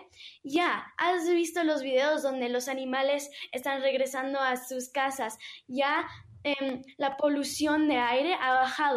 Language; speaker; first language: Spanish; early bilingual, heritage; English